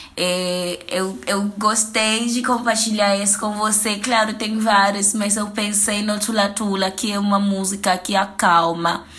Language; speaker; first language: Portuguese; non-native, fluent; Zulu